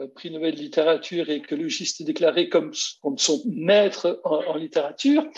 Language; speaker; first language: French; native; French